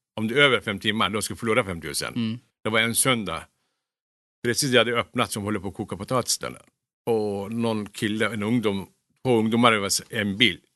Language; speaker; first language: Swedish; non-native, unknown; Turkish